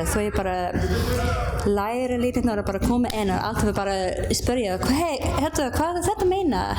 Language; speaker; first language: Icelandic; non-native, learner; English